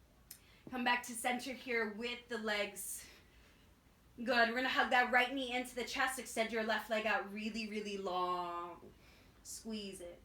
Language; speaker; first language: English; native; English